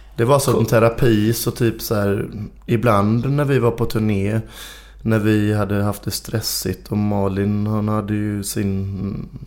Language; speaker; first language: Swedish; native; Swedish